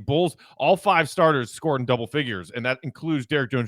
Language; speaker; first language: English; native; English